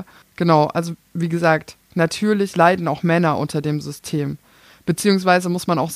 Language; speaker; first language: German; native; German